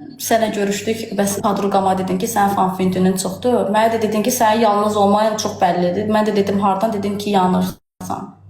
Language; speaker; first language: Azerbaijani; non-native, local second language; Talysh